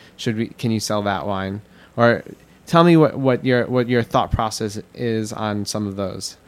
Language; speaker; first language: English; native; English